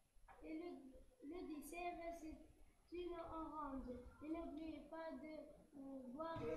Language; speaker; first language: French; non-native, learner; Arabic